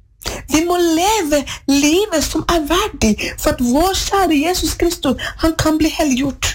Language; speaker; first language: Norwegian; non-native, fluent; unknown